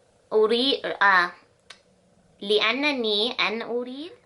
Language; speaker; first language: Arabic; non-native, learner; English